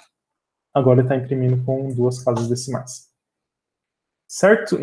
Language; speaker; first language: Portuguese; native; Portuguese